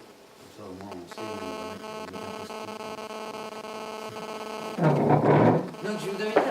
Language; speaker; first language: French; native; French